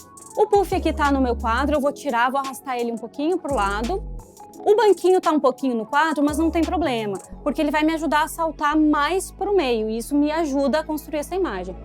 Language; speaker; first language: Portuguese; native; Portuguese